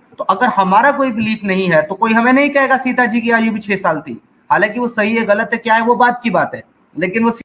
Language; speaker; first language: Hindi; native; Hindi